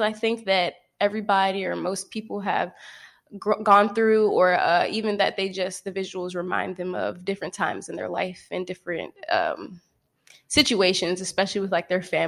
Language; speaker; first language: English; native; English